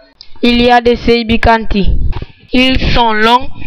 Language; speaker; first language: French; non-native, local second language; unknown